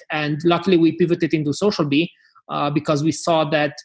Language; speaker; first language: English; non-native, fluent; Romanian